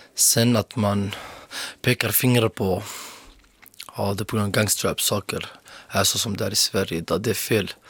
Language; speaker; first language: Swedish; early bilingual, other home language; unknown